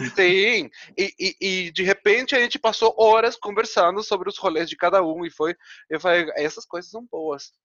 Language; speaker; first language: Portuguese; non-native, fluent; Spanish